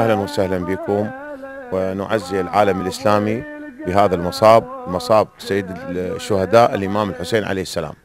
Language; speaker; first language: Arabic; native; Arabic